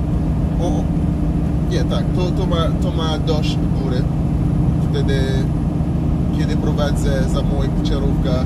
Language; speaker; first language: Polish; non-native, learner; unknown